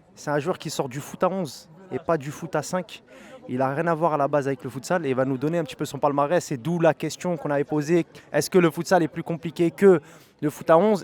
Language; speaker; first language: French; native; French